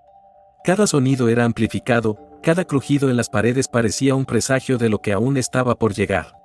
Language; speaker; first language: Spanish; native; Spanish